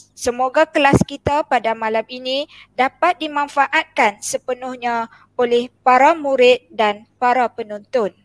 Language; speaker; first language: Malay; native; Malay